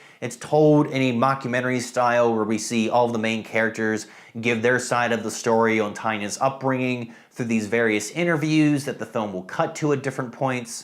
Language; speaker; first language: English; native; English